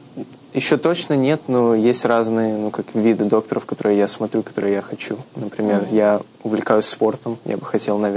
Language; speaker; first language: Russian; early bilingual, heritage; Russian